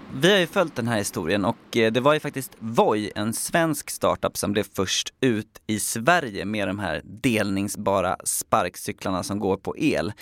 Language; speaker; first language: Swedish; native; Swedish